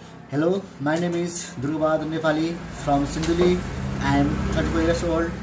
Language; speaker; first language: English; non-native, learner; Nepali